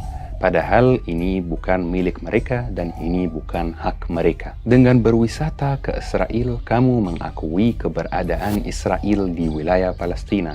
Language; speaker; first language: Indonesian; non-native, fluent; Arabic